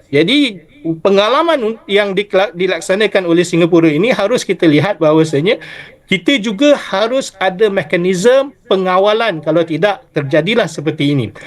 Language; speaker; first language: Malay; native; Malay